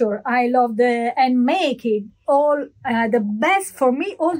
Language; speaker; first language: English; non-native, learner; Italian